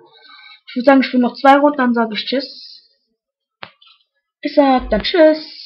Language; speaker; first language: German; native; German